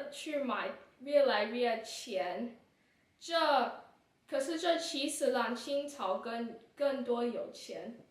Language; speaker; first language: Chinese; non-native, learner; English